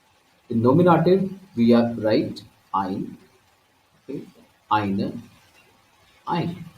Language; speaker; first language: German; non-native, fluent; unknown